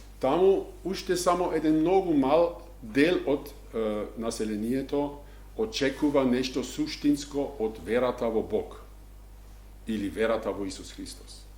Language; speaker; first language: Macedonian; non-native, fluent; German